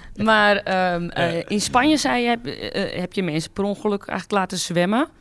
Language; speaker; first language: Dutch; early bilingual, other home language; Greek